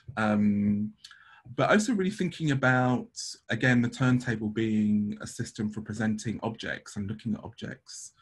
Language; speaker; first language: English; native; English